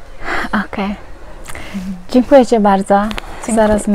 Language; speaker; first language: Polish; non-native, fluent; Mongolian